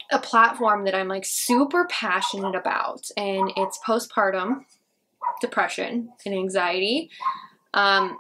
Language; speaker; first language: English; native; English